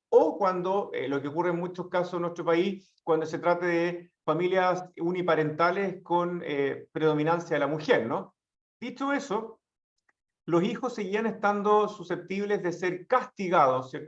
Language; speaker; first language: Spanish; native; Spanish